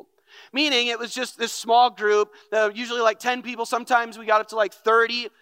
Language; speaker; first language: English; native; English